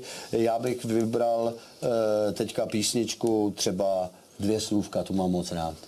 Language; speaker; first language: Czech; native; Czech